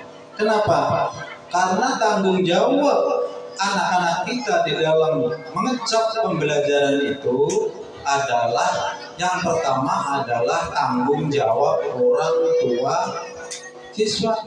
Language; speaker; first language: Indonesian; non-native, local second language; Banjar